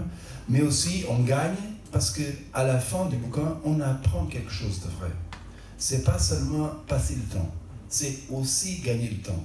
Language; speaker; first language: French; non-native, local second language; Portuguese